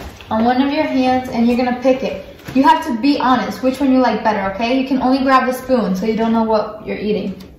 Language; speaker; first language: English; early bilingual, other home language; Spanish